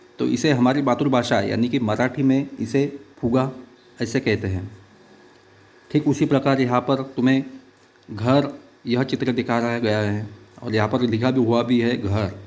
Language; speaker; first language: Hindi; non-native, local second language; Marathi